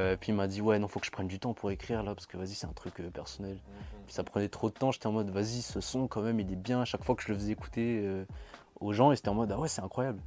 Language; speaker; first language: French; non-native, local second language; Malagasy